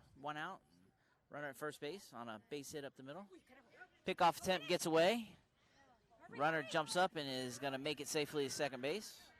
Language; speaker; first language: English; native; English